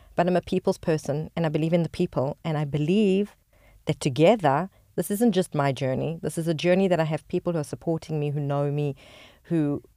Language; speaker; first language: English; native; English